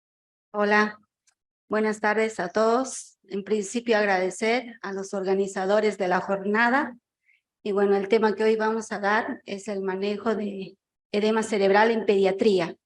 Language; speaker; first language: Spanish; native; Spanish